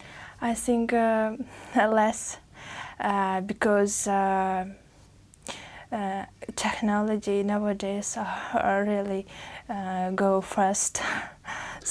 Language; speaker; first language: English; non-native, fluent; Uzbek